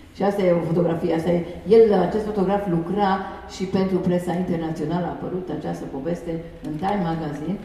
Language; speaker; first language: Romanian; non-native, fluent; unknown